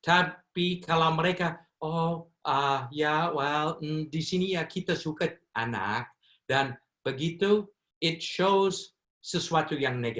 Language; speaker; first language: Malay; non-native, fluent; English